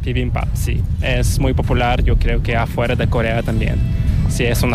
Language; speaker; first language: Spanish; non-native, learner; Korean